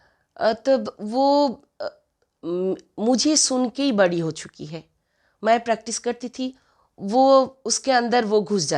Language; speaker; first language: Hindi; non-native, local second language; Bangla